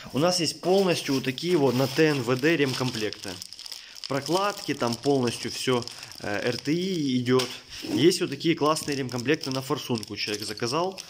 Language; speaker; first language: Russian; native; Russian